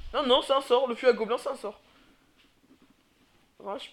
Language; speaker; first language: French; native; French